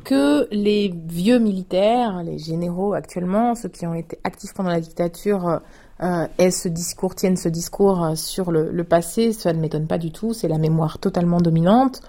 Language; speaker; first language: French; native; French